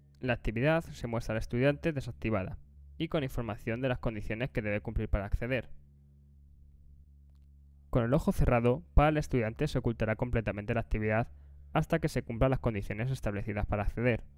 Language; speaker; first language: Spanish; native; Spanish